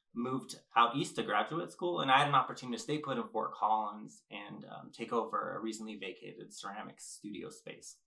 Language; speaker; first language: English; native; English